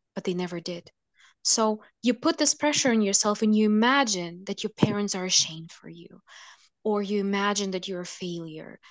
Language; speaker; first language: English; non-native, fluent; Russian